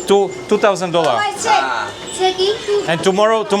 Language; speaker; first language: English; non-native, learner; Slovak